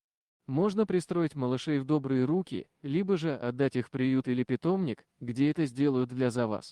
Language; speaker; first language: Russian; native; Russian